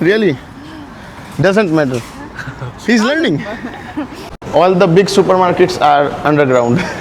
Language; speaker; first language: English; non-native, local second language; Hindi